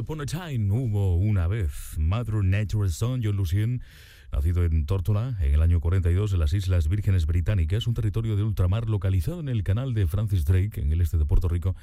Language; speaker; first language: Spanish; native; Spanish